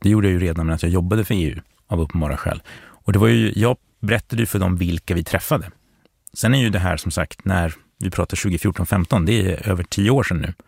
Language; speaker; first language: Swedish; native; Swedish